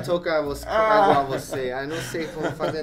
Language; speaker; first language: Portuguese; non-native, fluent; English